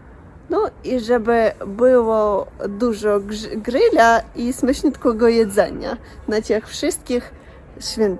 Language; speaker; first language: Polish; non-native, learner; Russian